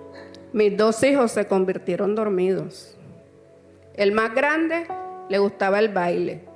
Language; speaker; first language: Spanish; native; Spanish